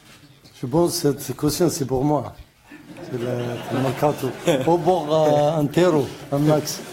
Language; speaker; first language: French; non-native, learner; Arabic